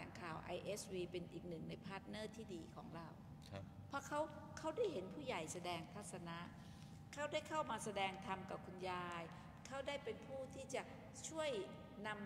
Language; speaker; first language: Thai; native; Thai